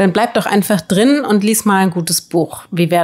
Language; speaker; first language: German; native; German